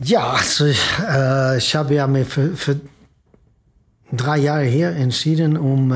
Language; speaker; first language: German; non-native, fluent; Swedish